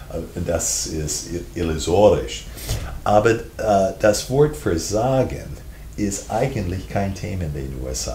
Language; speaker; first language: German; non-native, fluent; English